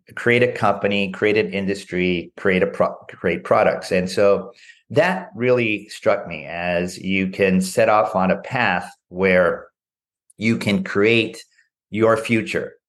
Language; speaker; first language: English; native; English